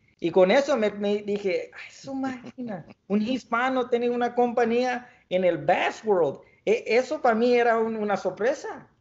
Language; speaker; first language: Spanish; early bilingual, heritage; Spanish